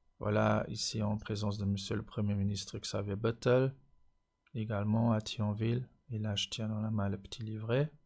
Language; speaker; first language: French; non-native, local second language; Luxembourgish